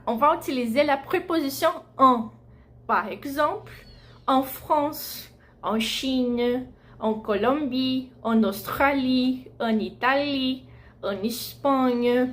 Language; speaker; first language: French; non-native, fluent; Portuguese